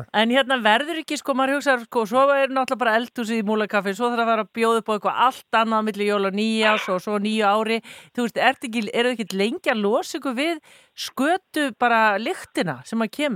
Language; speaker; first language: Icelandic; native; Icelandic